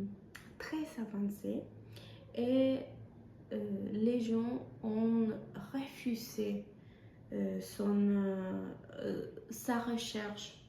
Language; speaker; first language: French; non-native, fluent; Spanish